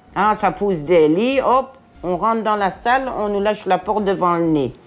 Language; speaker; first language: French; native; French